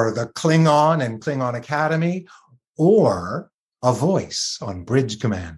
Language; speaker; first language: English; native; English